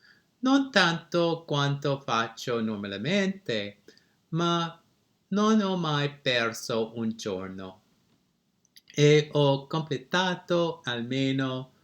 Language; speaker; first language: Italian; non-native, learner; English